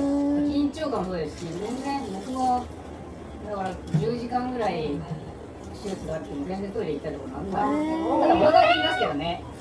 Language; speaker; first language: Japanese; native; Japanese